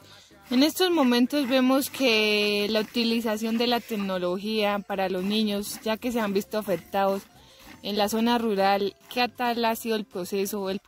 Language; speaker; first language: Spanish; native; Spanish